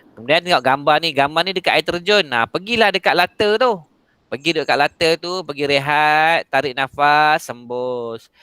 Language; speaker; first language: Malay; native; Malay